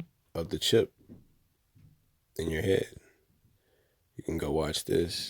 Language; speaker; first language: English; native; English